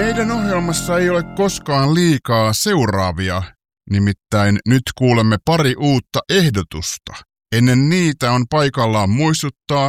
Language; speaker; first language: Finnish; native; Finnish